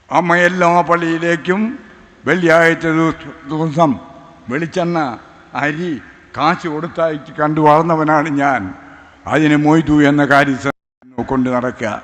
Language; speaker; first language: Malayalam; native; Malayalam